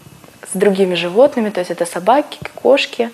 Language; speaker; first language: Russian; native; Russian